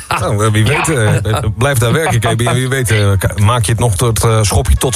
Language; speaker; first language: Dutch; native; Dutch